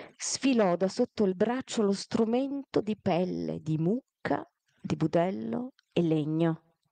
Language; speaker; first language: Italian; early bilingual, other home language; Amharic